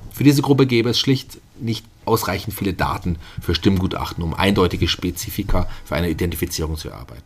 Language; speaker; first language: German; native; German